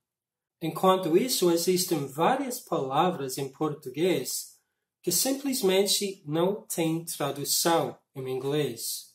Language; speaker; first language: Portuguese; non-native, fluent; English